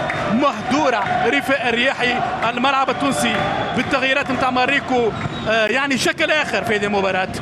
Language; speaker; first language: Arabic; native; Arabic